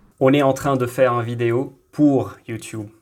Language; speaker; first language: French; non-native, local second language; Arabic